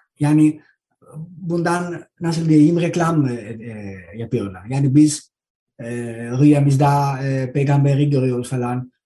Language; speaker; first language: Turkish; non-native, learner; Greek